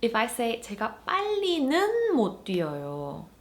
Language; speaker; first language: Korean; early bilingual, heritage; Korean